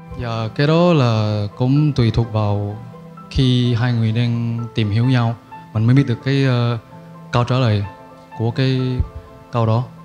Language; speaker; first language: Vietnamese; non-native, fluent; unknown